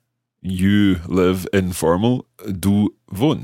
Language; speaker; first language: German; non-native, learner; English